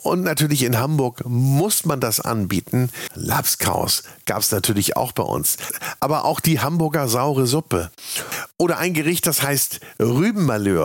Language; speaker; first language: German; native; German